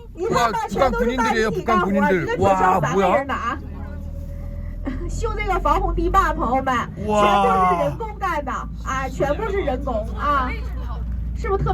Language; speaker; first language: Chinese; native; Chinese